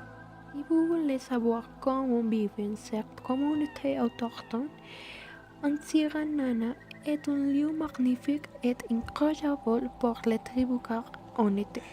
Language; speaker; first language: French; non-native, learner; Spanish